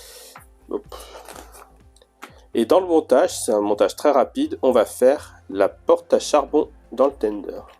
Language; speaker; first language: French; native; French